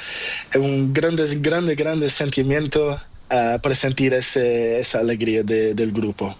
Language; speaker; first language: Spanish; non-native, learner; Portuguese